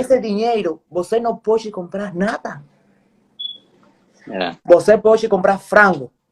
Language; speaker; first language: Portuguese; non-native, fluent; Spanish